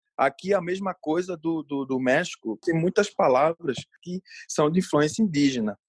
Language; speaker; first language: Portuguese; native; Portuguese